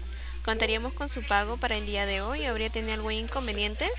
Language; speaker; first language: Spanish; native; Spanish